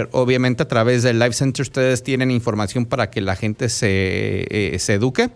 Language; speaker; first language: Spanish; native; Spanish